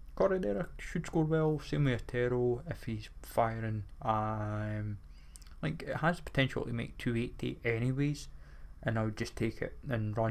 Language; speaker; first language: English; native; English